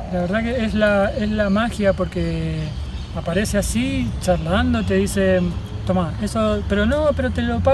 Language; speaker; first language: Spanish; native; Spanish